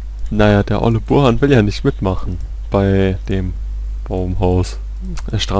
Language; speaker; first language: German; native; German